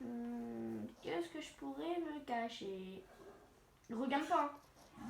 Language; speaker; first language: French; native; French